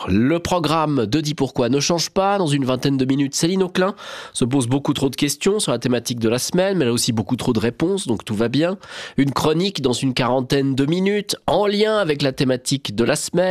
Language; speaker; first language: French; native; French